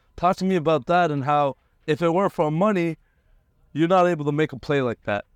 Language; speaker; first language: English; early bilingual, other home language; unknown